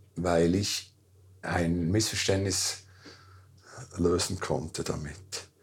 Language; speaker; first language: German; native; German